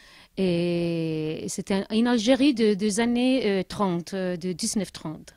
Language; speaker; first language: French; non-native, learner; Spanish